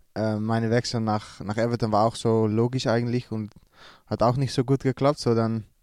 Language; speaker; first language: German; non-native, learner; Dutch